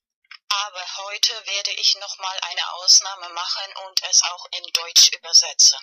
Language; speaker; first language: German; non-native, fluent; Spanish